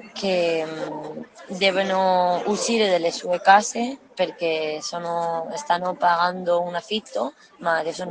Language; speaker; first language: Italian; non-native, learner; Spanish